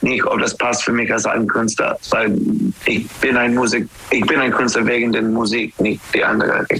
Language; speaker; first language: German; non-native, learner; English